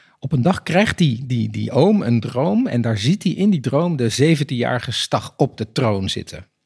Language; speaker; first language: Dutch; native; Dutch